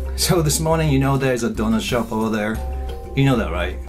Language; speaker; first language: English; non-native, fluent; Japanese